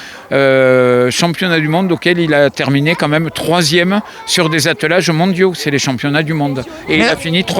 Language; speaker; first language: French; native; French